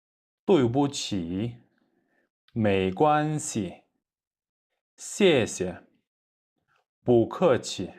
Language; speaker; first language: Chinese; non-native, fluent; Kyrgyz